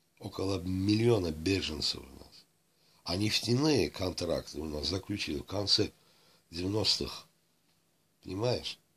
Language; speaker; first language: Russian; non-native, local second language; Azerbaijani